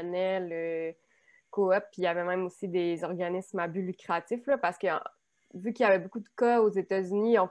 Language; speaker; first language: French; native; French